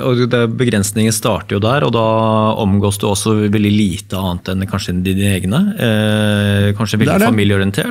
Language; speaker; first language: Norwegian; native; Norwegian